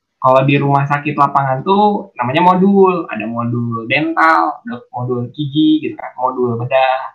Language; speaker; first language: Indonesian; native; Indonesian